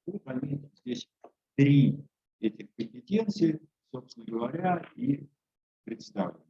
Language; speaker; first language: Russian; native; Russian